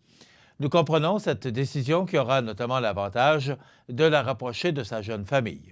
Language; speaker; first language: French; native; French